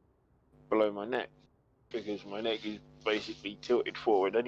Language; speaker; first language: English; native; English